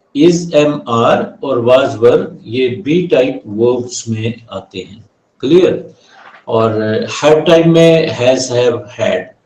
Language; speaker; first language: Hindi; native; Hindi